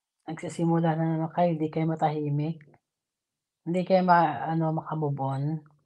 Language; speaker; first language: Filipino; native; Filipino